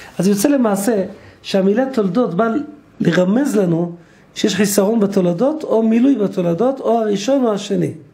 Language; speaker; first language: Hebrew; native; Hebrew